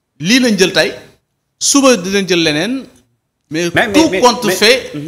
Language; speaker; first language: Wolof; native; Wolof